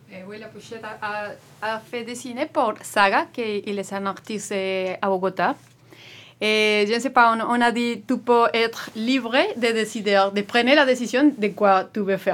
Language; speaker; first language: French; non-native, learner; Spanish